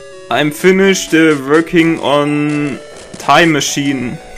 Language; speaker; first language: English; non-native, learner; German